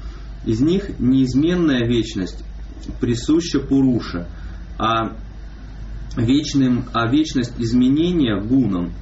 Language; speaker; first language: Russian; native; Russian